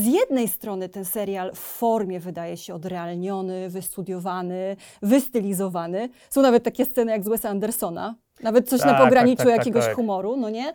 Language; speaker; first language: Polish; native; Polish